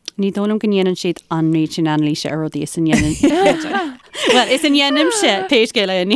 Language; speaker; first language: Irish; non-native, local second language; English